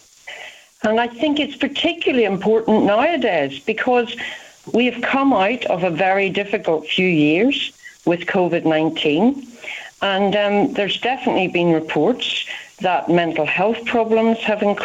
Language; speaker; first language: English; native; English